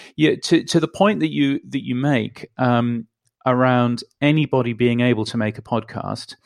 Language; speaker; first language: English; native; English